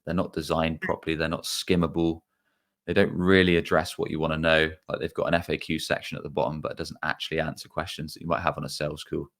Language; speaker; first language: English; native; English